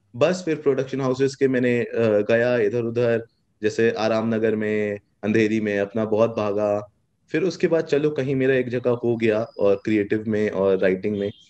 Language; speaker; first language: Hindi; native; Hindi